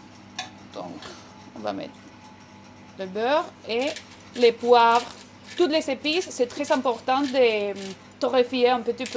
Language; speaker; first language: French; non-native, fluent; Spanish